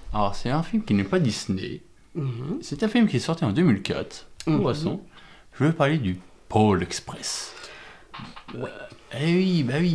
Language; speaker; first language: French; native; French